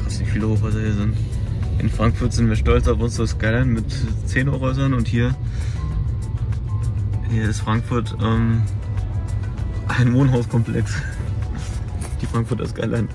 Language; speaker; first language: German; native; German